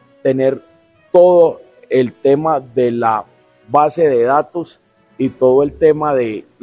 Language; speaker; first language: Spanish; native; Spanish